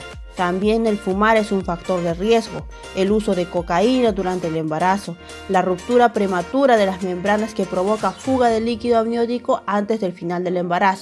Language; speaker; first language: Spanish; native; Spanish